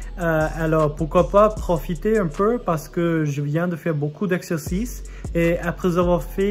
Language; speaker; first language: French; non-native, fluent; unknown